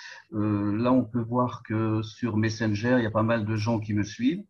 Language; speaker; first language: French; native; French